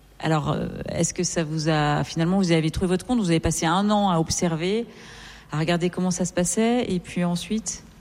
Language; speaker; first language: French; native; French